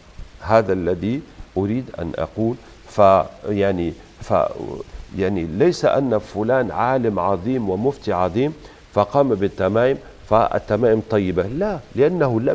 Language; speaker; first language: Arabic; native; Arabic